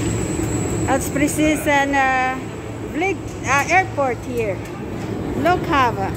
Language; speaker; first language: Dutch; early bilingual, other home language; Filipino